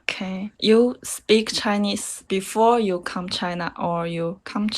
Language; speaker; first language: English; non-native, learner; Chinese